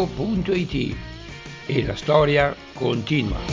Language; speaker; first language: Italian; native; Italian